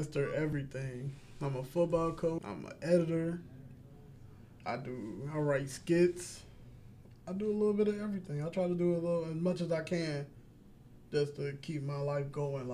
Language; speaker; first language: English; native; English